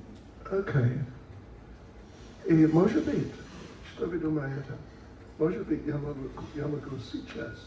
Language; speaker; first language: Russian; non-native, learner; English